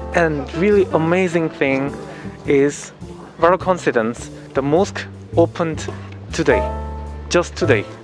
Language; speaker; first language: English; non-native, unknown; Korean